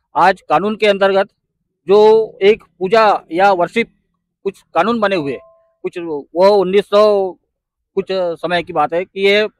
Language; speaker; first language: Hindi; non-native, local second language; Marathi